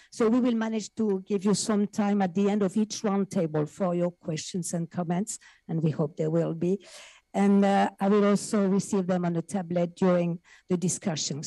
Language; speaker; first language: English; non-native, fluent; French